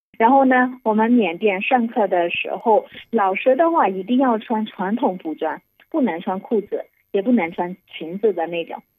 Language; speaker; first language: Chinese; non-native, fluent; Burmese